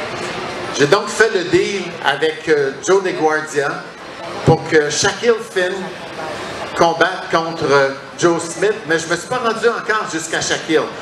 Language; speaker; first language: French; native; French